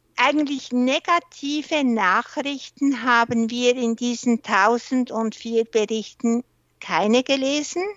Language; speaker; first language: German; non-native, local second language; French